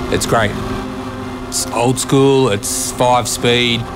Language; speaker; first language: English; native; English